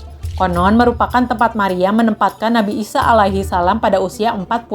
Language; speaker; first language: Indonesian; native; Indonesian